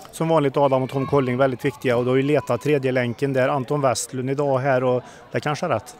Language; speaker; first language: Swedish; native; Swedish